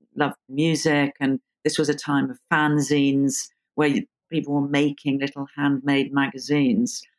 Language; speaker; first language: English; native; English